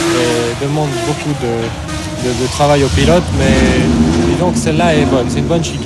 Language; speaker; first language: French; native; French